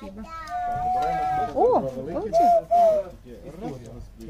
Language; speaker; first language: Russian; native; Russian